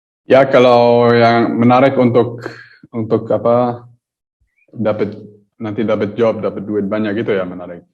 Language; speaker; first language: Indonesian; early bilingual, heritage; German